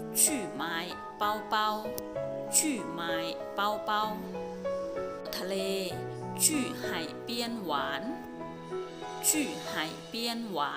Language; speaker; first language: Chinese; non-native, fluent; Thai